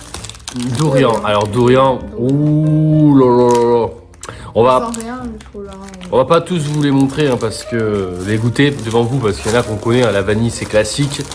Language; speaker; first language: French; native; French